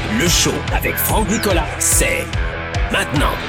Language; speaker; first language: French; native; French